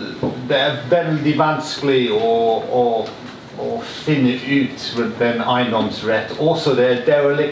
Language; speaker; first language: Norwegian; non-native, learner; English